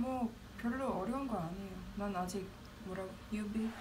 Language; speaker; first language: Korean; non-native, learner; Swedish